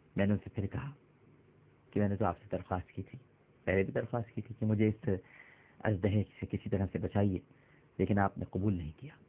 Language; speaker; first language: Urdu; native; Urdu